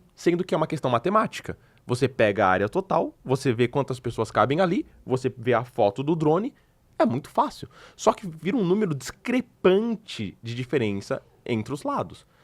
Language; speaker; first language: Portuguese; native; Portuguese